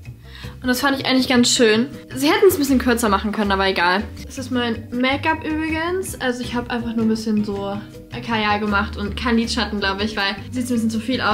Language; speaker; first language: German; native; German